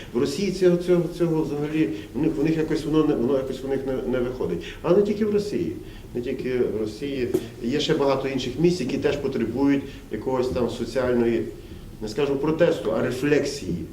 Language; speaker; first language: Ukrainian; native; Ukrainian